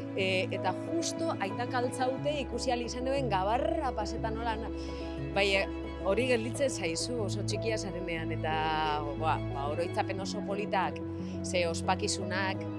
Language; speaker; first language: Basque; native; Basque